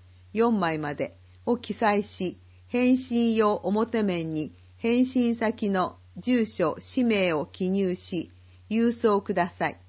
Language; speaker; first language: Japanese; native; Japanese